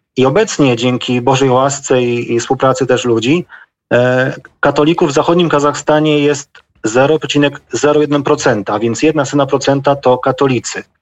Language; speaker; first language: Polish; native; Polish